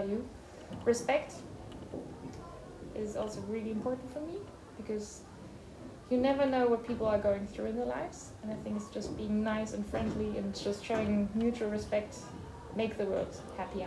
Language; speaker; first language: English; non-native, fluent; German